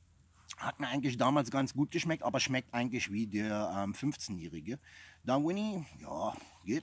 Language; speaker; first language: German; non-native, fluent; English